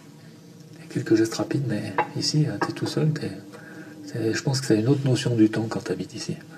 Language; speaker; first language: French; native; French